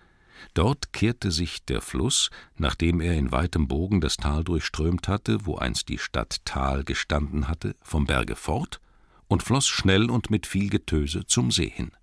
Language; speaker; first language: German; native; German